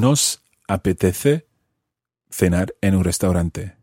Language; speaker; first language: Spanish; non-native, fluent; English